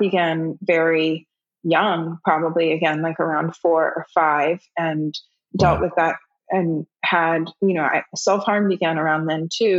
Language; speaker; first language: English; early bilingual, other home language; German